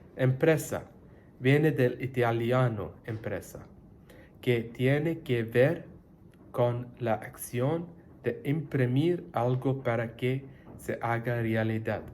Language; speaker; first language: Spanish; non-native, learner; English